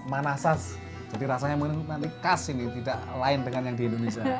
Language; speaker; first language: Indonesian; native; Indonesian